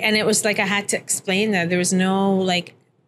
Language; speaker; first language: English; early bilingual, other home language; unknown